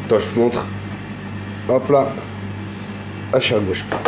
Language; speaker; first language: French; native; French